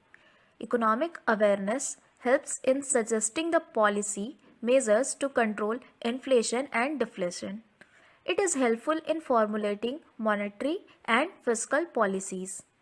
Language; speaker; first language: English; non-native, local second language; Hindi